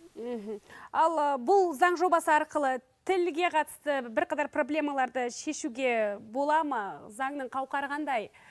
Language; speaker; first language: Kazakh; native; Kazakh